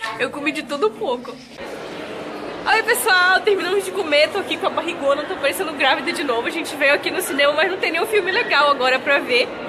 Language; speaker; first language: Portuguese; native; Portuguese